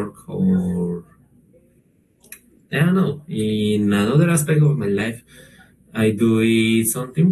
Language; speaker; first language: English; non-native, learner; Spanish